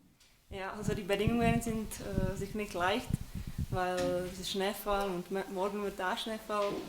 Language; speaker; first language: German; non-native, learner; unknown